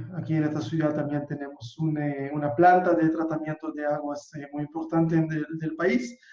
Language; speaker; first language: Spanish; non-native, fluent; Hebrew